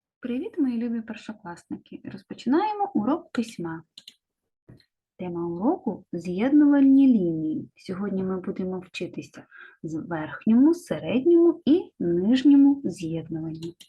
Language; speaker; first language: Ukrainian; native; Ukrainian